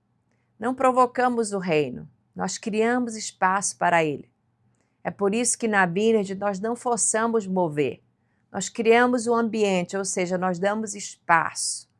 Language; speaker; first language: Portuguese; native; Portuguese